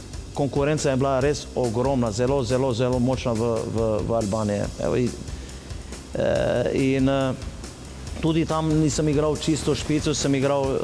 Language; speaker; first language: Slovenian; non-native, fluent; Albanian